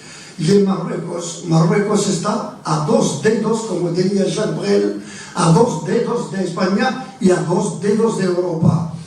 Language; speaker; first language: Spanish; non-native, fluent; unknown